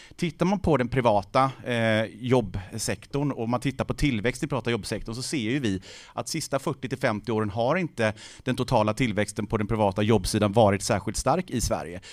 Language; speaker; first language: Swedish; native; Swedish